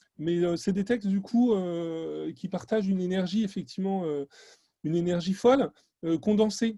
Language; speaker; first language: French; native; French